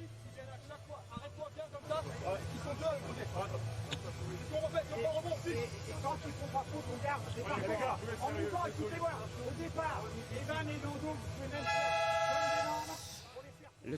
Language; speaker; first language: French; native; French